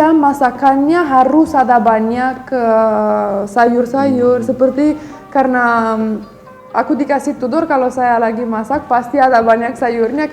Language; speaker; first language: Indonesian; non-native, fluent; Romanian